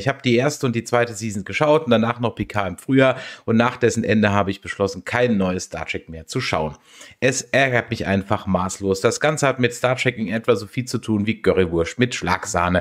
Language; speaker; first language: German; native; German